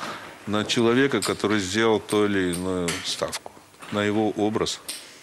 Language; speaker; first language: Russian; native; Russian